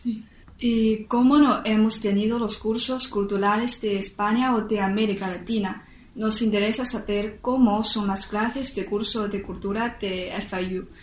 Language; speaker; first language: Spanish; non-native, learner; Chinese